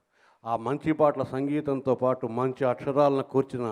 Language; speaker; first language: Telugu; native; Telugu